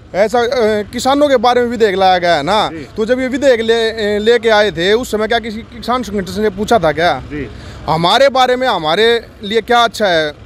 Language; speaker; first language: Hindi; native; Hindi